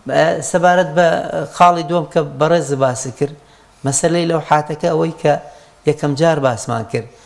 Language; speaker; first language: Central Kurdish; non-native, local second language; Gurani